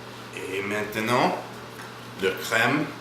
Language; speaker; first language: French; non-native, learner; English